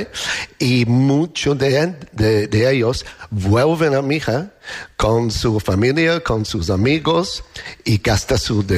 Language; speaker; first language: Spanish; non-native, learner; English